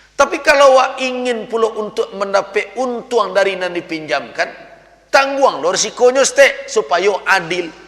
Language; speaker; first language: Malay; non-native, local second language; Minangkabau